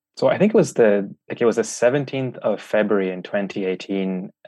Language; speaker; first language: English; native; English